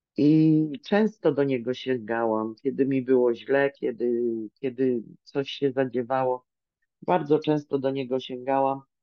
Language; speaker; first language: Polish; native; Polish